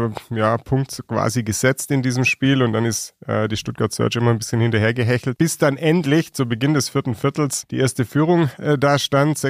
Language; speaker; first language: German; native; German